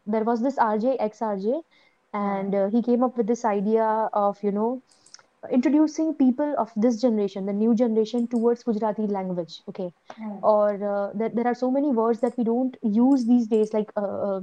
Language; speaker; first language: English; non-native, local second language; Gujarati